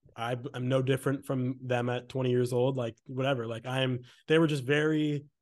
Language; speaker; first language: English; native; English